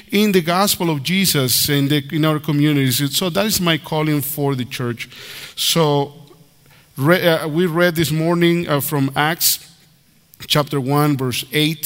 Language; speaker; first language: English; non-native, fluent; Spanish